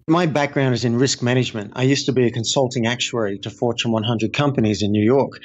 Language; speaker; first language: English; native; English